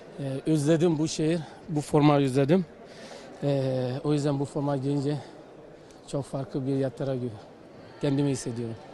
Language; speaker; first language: Turkish; non-native, learner; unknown